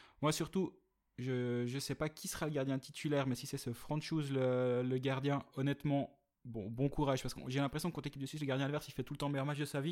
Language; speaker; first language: French; native; French